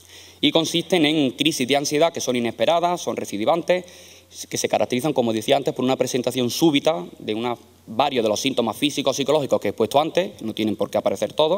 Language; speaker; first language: Spanish; native; Spanish